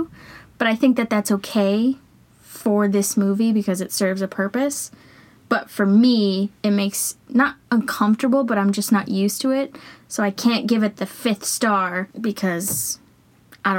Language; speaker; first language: English; native; English